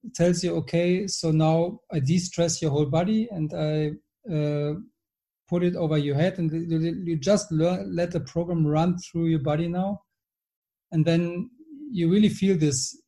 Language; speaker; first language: English; non-native, fluent; German